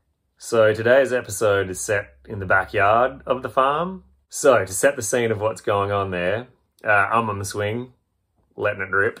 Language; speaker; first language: English; native; English